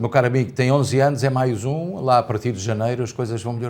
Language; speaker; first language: Portuguese; native; Portuguese